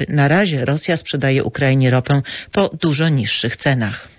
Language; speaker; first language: Polish; native; Polish